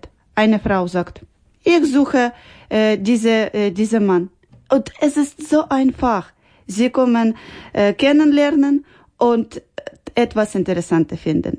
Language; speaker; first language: German; non-native, learner; Ukrainian